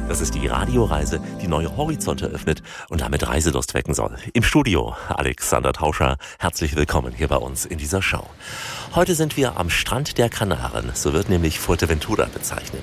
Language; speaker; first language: German; native; German